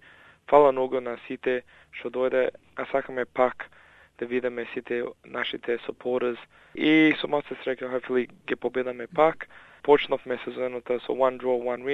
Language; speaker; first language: Macedonian; early bilingual, heritage; Macedonian